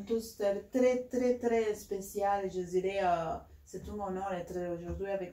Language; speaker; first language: French; non-native, fluent; Spanish